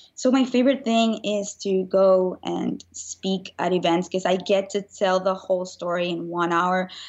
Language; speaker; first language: English; non-native, fluent; Spanish